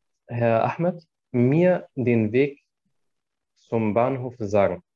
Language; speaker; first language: German; non-native, fluent; Arabic